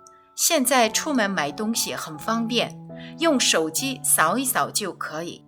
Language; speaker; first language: Chinese; non-native, fluent; Korean